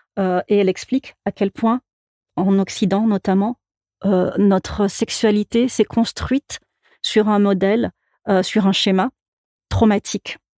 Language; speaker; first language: French; native; French